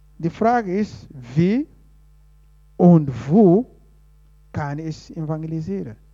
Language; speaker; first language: German; non-native, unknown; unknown